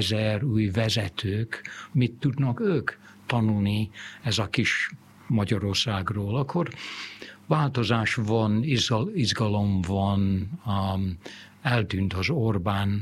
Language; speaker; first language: Hungarian; non-native, fluent; English